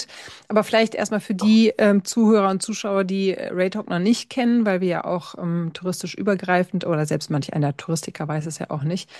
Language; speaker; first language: German; native; German